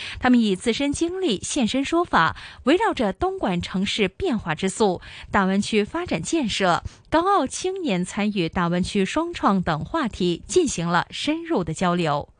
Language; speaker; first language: Chinese; non-native, local second language; Cantonese